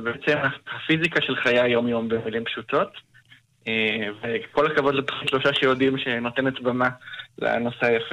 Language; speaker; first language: Hebrew; native; Hebrew